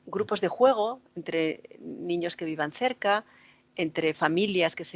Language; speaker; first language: Spanish; native; Spanish